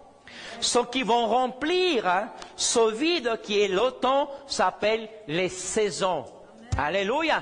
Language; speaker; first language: French; non-native, fluent; Spanish